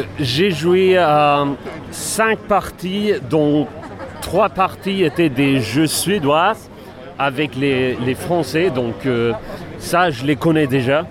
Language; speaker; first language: French; non-native, fluent; Swedish